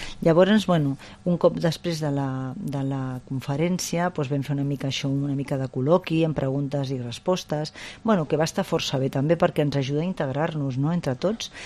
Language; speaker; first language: Catalan; non-native, local second language; Spanish